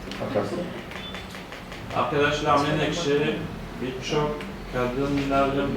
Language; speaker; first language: Turkish; non-native, fluent; French